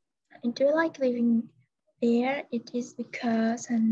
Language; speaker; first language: English; non-native, fluent; Vietnamese